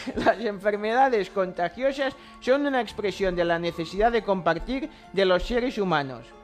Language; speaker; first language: Spanish; non-native, fluent; English